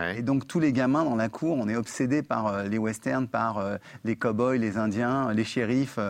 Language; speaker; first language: French; native; French